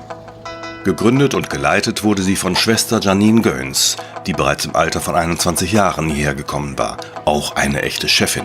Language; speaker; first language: German; native; German